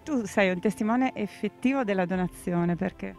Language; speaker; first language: Italian; native; Italian